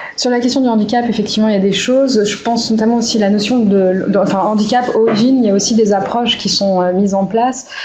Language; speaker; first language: French; native; French